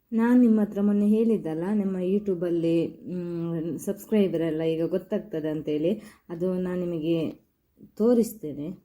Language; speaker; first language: Kannada; non-native, local second language; Tulu